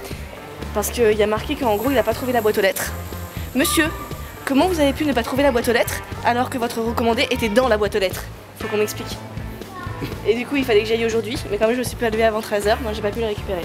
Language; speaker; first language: French; native; French